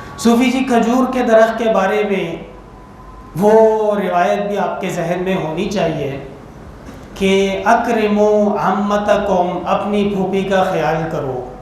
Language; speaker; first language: Urdu; non-native, local second language; Pashto